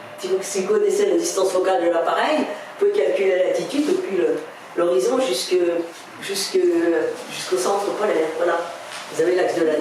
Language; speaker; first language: French; native; French